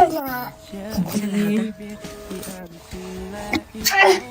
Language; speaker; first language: Chinese; native; Chinese